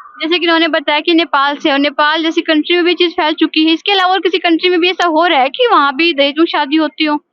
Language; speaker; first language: Hindi; native; Hindi